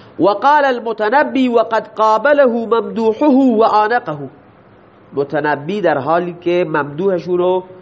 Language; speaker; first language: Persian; non-native, local second language; Baluchi